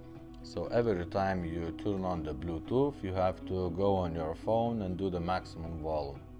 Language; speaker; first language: English; non-native, fluent; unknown